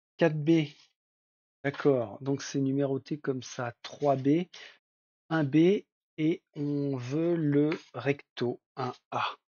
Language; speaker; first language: French; native; French